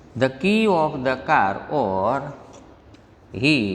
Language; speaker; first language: English; non-native, local second language; Gujarati